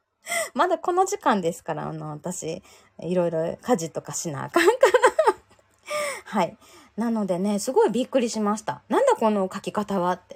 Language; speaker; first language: Japanese; native; Japanese